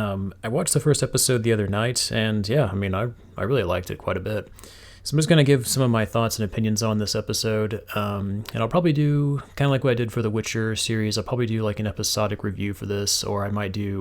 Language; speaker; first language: English; native; English